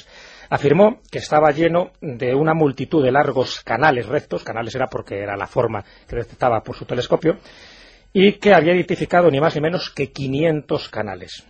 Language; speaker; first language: Spanish; native; Spanish